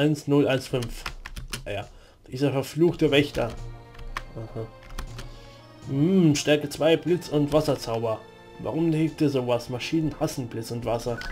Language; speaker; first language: German; native; German